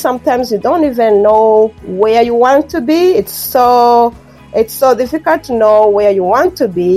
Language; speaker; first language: English; non-native, local second language; Kinyarwanda